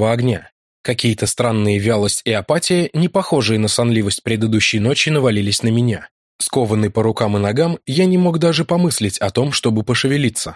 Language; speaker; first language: Russian; native; Russian